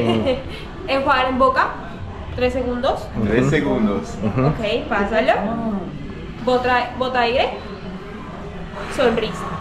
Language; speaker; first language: Spanish; native; Spanish